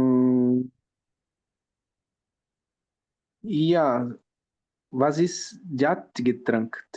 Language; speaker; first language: German; non-native, learner; Portuguese